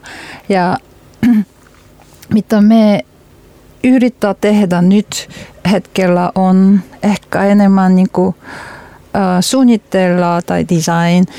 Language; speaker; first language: Finnish; non-native, learner; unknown